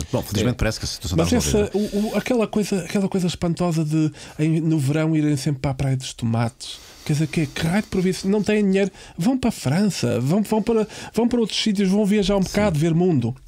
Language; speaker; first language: Portuguese; native; Portuguese